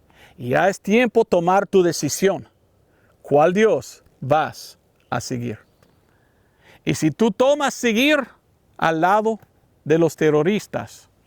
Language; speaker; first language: Spanish; non-native, learner; English